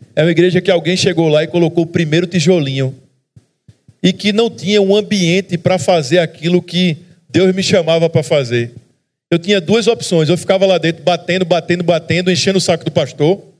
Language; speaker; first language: Portuguese; native; Portuguese